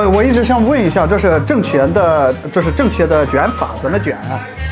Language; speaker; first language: Chinese; non-native, fluent; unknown